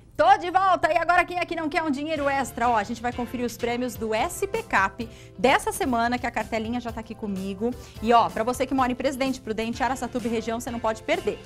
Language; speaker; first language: Portuguese; native; Portuguese